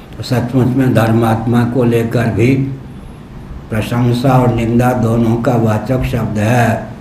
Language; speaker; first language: Hindi; non-native, local second language; Maithili